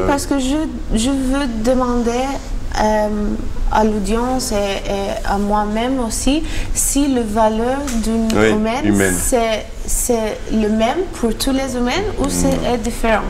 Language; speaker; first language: French; non-native, learner; Maltese